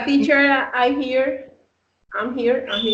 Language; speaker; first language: English; non-native, learner; Spanish